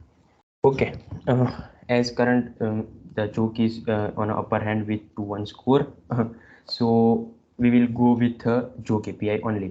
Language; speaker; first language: English; non-native, local second language; Gujarati